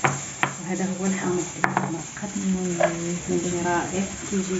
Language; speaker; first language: Arabic; native; Arabic